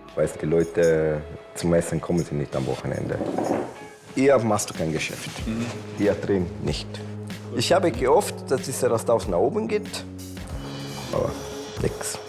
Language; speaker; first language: German; non-native, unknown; Italian